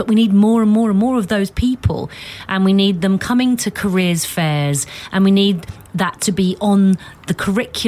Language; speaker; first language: English; native; English